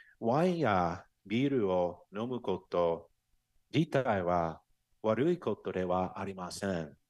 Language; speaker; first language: Japanese; non-native, fluent; English